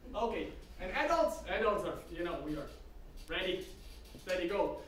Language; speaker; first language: English; non-native, fluent; Slovak